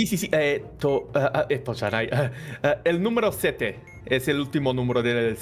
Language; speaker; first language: Spanish; non-native, learner; Portuguese